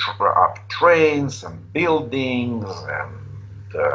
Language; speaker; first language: English; non-native, fluent; Romanian